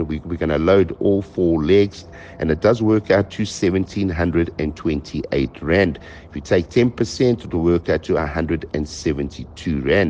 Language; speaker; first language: English; native; English